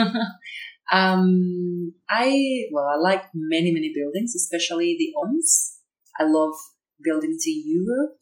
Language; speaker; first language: English; non-native, fluent; Spanish